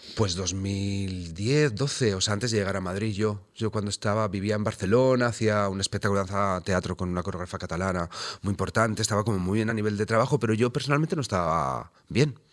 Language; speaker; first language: Spanish; native; Spanish